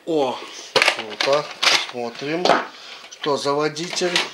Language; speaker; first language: Russian; native; Russian